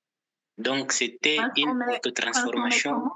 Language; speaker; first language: French; non-native, local second language; Portuguese